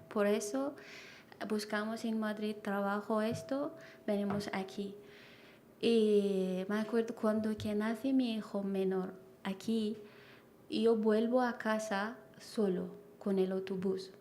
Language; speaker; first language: Spanish; non-native, learner; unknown